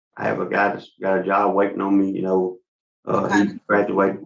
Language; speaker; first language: English; native; English